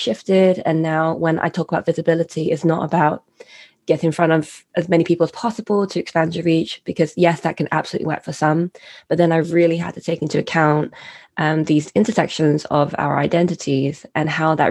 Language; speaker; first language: English; native; English